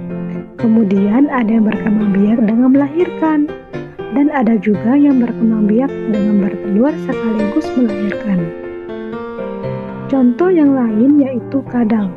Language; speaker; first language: Indonesian; native; Indonesian